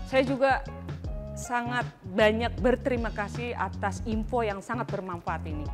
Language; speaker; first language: Indonesian; native; Indonesian